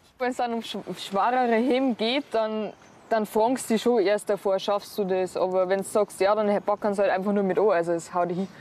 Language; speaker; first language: German; native; German